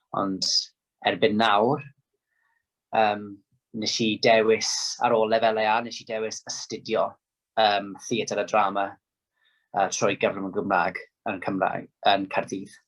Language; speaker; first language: Welsh; non-native, local second language; English